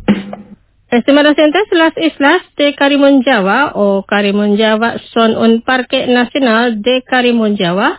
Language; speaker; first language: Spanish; non-native, fluent; Indonesian